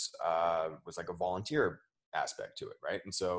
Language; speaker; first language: English; native; English